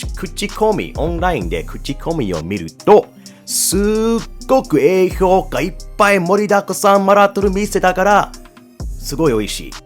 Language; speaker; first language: Japanese; non-native, fluent; English